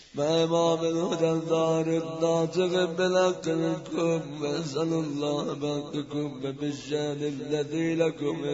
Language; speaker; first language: Arabic; non-native, fluent; Persian